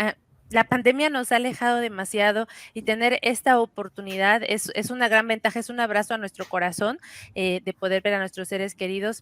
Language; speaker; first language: Spanish; native; Spanish